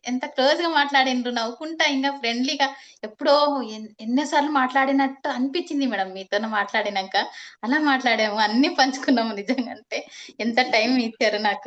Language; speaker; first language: Telugu; non-native, local second language; Kannada